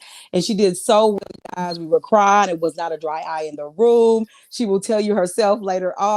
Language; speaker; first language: English; native; English